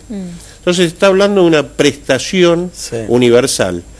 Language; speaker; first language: Spanish; native; Spanish